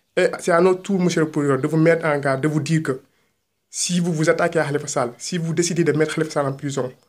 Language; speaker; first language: French; non-native, local second language; Wolof